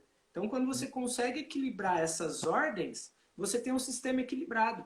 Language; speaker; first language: Portuguese; native; Portuguese